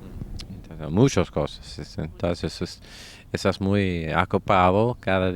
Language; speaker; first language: Spanish; non-native, fluent; English